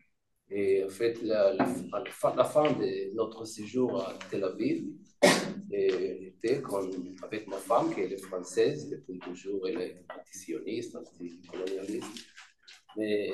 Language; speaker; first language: French; non-native, fluent; Hebrew